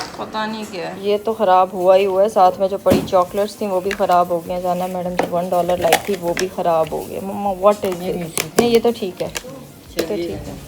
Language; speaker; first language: Urdu; non-native, local second language; Punjabi